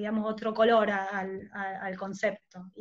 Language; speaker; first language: Spanish; native; Spanish